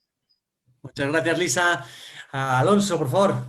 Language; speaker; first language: Spanish; native; Spanish